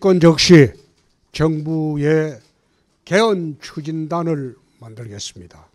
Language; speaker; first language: Korean; native; Korean